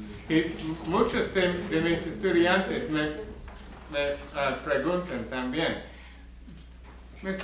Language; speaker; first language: Spanish; non-native, learner; English